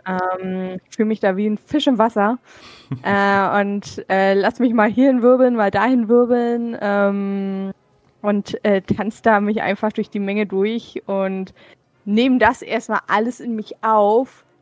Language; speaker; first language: German; native; German